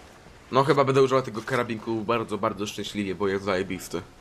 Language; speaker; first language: Polish; native; Polish